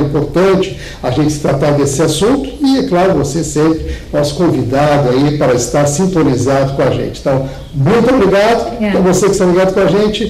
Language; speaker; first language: Portuguese; native; Portuguese